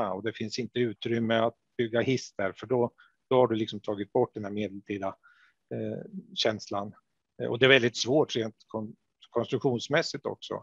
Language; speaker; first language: Swedish; native; Swedish